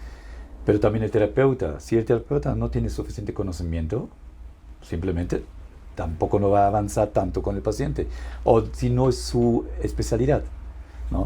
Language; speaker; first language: Spanish; non-native, fluent; German